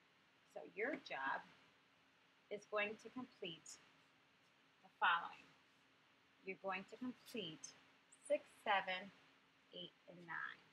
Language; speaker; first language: English; native; English